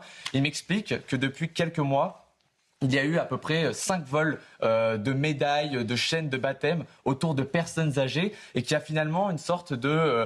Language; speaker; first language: French; native; French